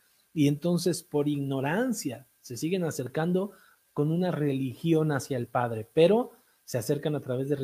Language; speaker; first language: Spanish; native; Spanish